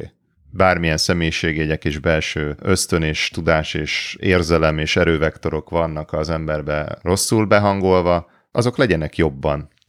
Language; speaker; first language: Hungarian; native; Hungarian